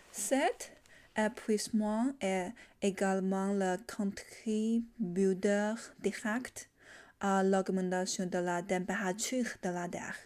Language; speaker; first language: French; non-native, learner; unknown